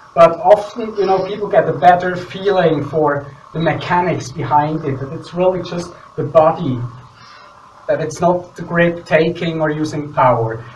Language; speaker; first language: English; non-native, fluent; Swiss German